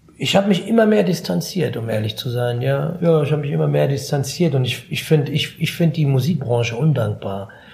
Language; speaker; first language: German; early bilingual, other home language; Arabic